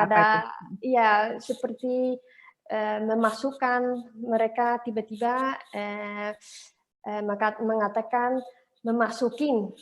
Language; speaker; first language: Indonesian; non-native, learner; Dutch